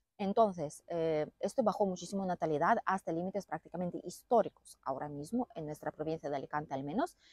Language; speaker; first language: Spanish; non-native, fluent; Lithuanian